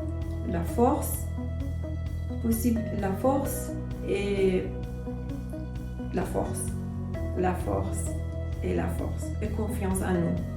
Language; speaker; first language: French; non-native, learner; Persian